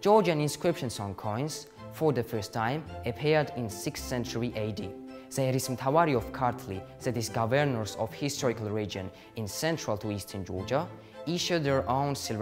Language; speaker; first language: English; non-native, learner; Georgian